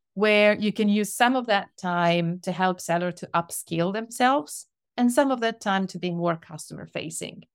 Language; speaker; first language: English; non-native, fluent; Italian